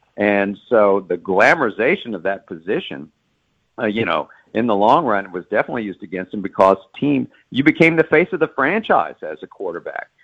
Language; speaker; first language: English; native; English